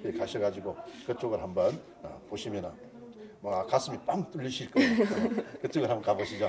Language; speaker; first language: Korean; native; Korean